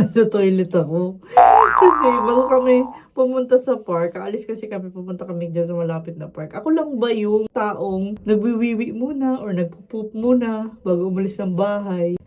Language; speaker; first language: Filipino; native; Filipino